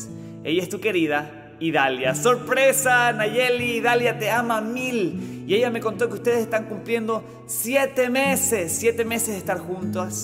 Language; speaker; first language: Spanish; native; Spanish